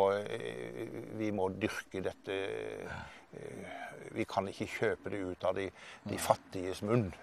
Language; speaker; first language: Norwegian; native; Norwegian